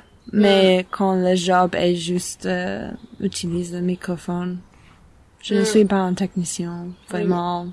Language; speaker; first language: French; non-native, learner; English